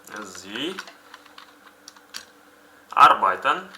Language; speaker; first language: German; non-native, fluent; Uzbek